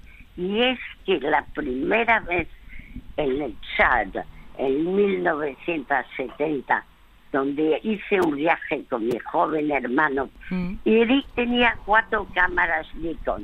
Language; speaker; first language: Spanish; non-native, fluent; French